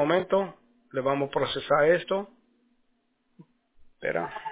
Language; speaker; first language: Spanish; early bilingual, heritage; Spanish